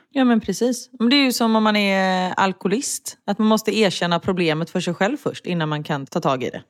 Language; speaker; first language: Swedish; native; Swedish